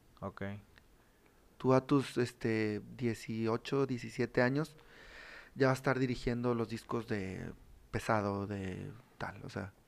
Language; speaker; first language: Spanish; native; Spanish